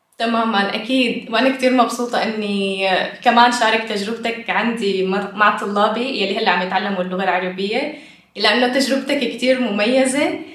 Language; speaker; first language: Arabic; native; Arabic